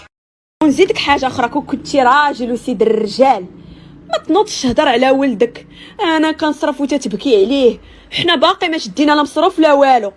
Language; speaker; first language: Arabic; native; Arabic